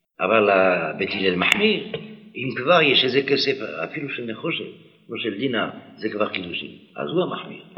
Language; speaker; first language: Hebrew; non-native, fluent; French